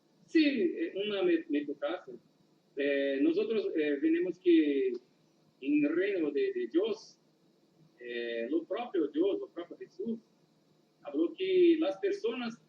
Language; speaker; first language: Spanish; non-native, learner; Portuguese